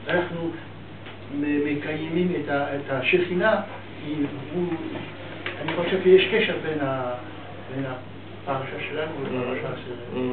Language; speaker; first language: Hebrew; non-native, fluent; French